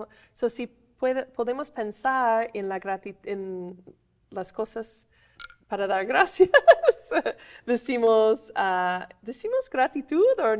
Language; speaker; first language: Spanish; non-native, fluent; English